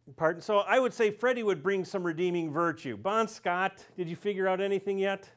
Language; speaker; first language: English; native; English